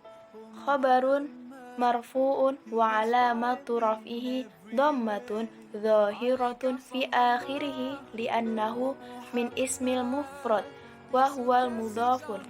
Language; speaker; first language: Arabic; non-native, learner; Indonesian